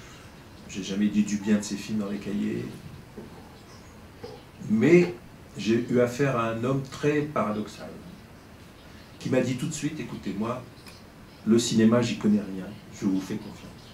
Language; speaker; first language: French; native; French